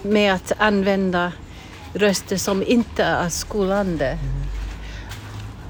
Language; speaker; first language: Swedish; non-native, fluent; English